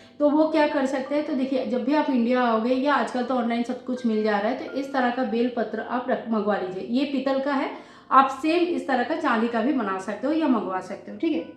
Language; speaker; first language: Hindi; native; Hindi